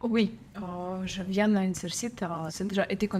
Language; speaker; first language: French; non-native, learner; Ukrainian